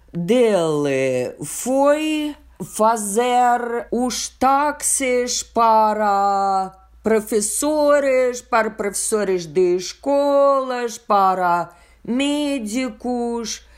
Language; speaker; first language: Portuguese; non-native, learner; Russian